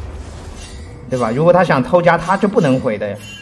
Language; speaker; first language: Chinese; native; Chinese